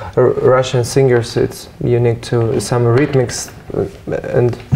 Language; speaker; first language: English; non-native, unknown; Russian